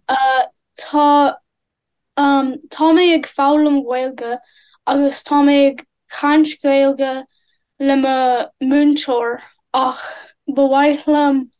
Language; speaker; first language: Irish; non-native, learner; English